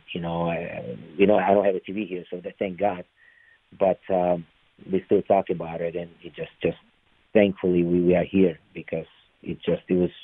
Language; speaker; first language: English; non-native, fluent; Ukrainian